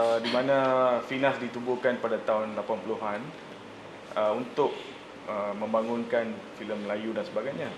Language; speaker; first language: Malay; non-native, local second language; Tamil